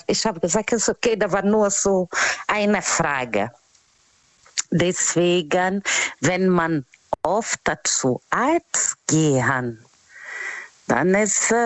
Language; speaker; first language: German; non-native, fluent; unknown